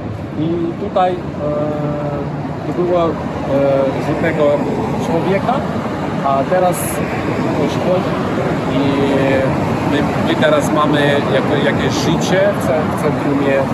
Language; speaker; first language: Polish; non-native, learner; Ukrainian